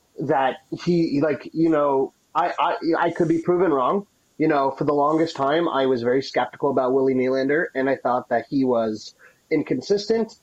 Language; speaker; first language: English; native; English